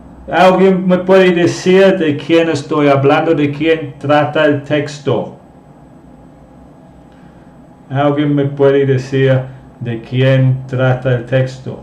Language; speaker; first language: Spanish; non-native, fluent; English